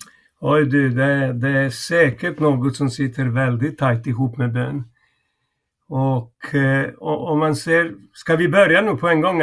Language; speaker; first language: Swedish; non-native, fluent; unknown